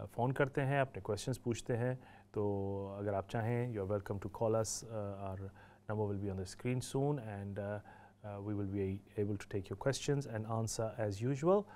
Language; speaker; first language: Urdu; native; Urdu